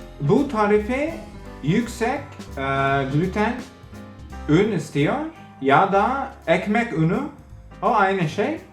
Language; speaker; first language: Turkish; non-native, learner; English